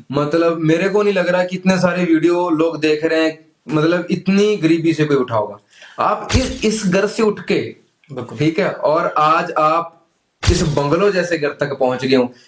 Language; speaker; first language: Hindi; native; Hindi